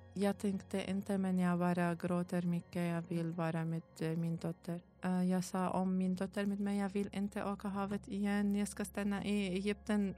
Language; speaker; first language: Swedish; non-native, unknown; Arabic